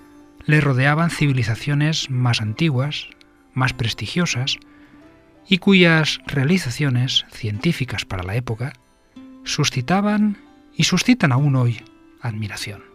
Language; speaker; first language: Spanish; native; Spanish